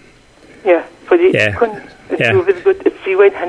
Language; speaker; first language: Danish; non-native, learner; Central Kurdish